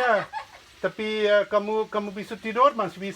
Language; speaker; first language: Indonesian; non-native, learner; English